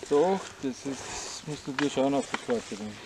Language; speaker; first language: German; native; German